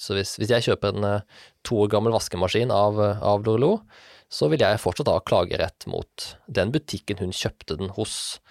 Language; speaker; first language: Norwegian; native; Norwegian